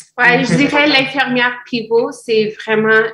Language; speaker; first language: French; non-native, fluent; English